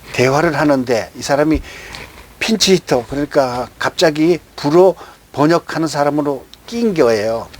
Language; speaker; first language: Korean; native; Korean